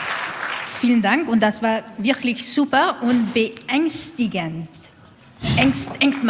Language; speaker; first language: German; non-native, learner; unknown